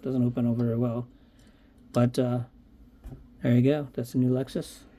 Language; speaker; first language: English; native; English